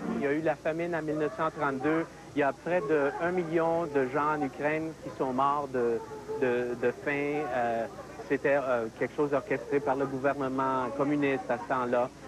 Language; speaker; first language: French; native; French